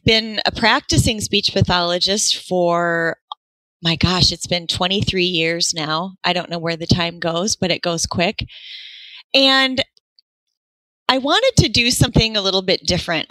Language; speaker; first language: English; native; English